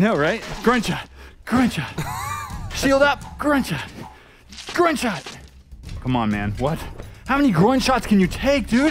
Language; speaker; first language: English; native; English